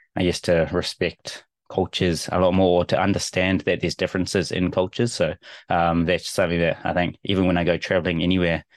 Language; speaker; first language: English; native; English